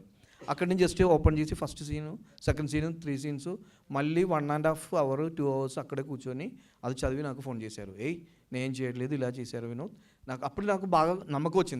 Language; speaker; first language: Telugu; non-native, learner; Malayalam